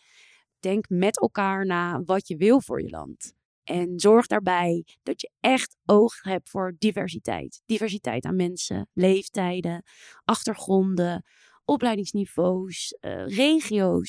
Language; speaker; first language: Dutch; native; Dutch